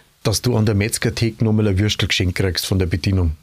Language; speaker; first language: German; native; German